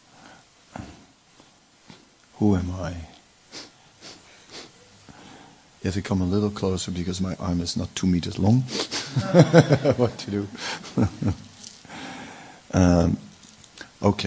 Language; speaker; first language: English; non-native, local second language; Dutch